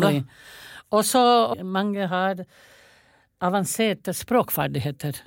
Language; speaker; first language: Norwegian; non-native, fluent; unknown